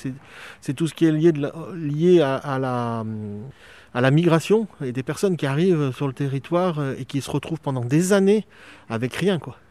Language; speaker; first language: French; native; French